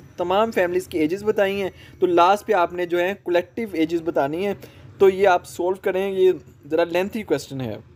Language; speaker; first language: Urdu; non-native, local second language; Punjabi